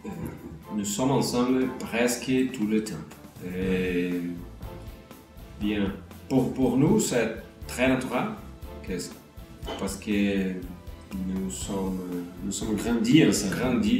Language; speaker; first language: French; non-native, learner; Portuguese